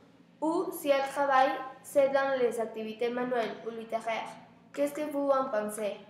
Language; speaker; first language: French; non-native, learner; Spanish